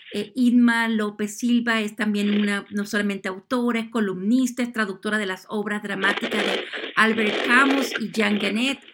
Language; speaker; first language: Spanish; native; Spanish